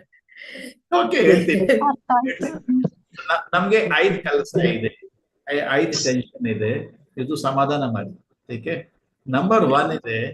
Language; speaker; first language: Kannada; non-native, learner; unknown